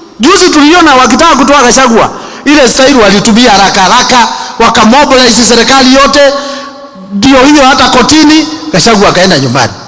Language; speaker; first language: Swahili; non-native, local second language; Kikuyu